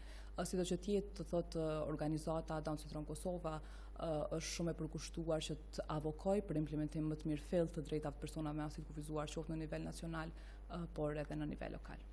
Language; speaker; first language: Albanian; native; Albanian